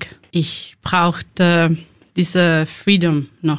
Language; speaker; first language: German; non-native, learner; Spanish